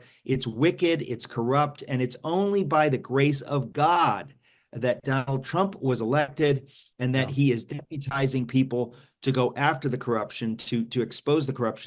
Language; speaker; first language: English; native; English